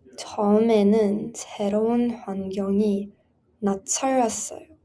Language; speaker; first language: Korean; non-native, learner; English